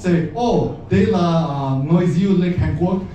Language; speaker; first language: Vietnamese; non-native, learner; English